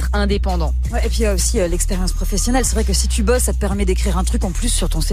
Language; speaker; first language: French; native; French